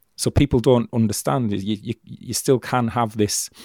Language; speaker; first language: English; native; English